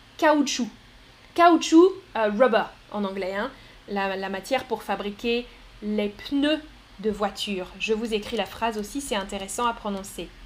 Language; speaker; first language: French; native; French